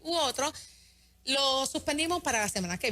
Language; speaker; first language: Spanish; native; Spanish